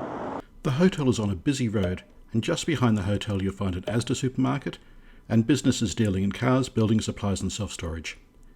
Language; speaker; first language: English; native; English